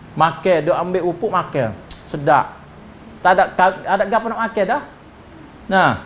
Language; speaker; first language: Malay; native; Malay